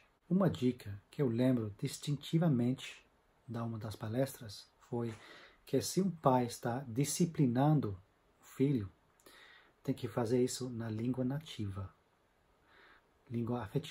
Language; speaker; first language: Portuguese; non-native, fluent; English